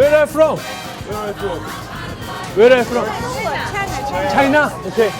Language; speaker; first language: English; non-native, learner; Korean